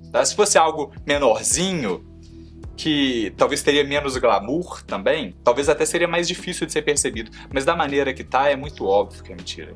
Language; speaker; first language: Portuguese; native; Portuguese